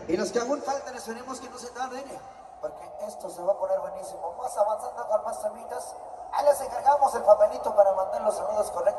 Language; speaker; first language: Spanish; native; Spanish